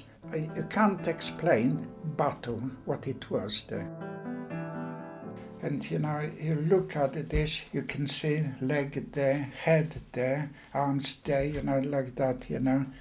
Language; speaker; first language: English; non-native, fluent; Polish